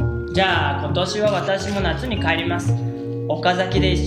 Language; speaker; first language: Japanese; native; Japanese